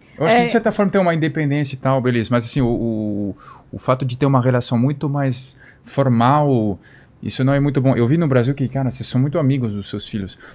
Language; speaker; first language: Portuguese; non-native, fluent; French